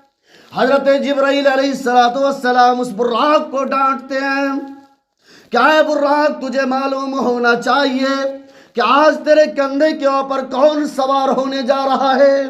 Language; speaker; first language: Urdu; native; Urdu